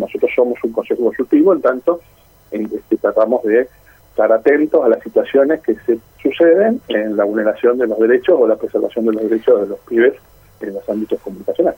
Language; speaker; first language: Spanish; native; Spanish